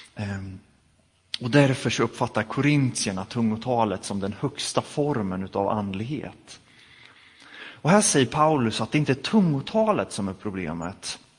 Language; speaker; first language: Swedish; native; Swedish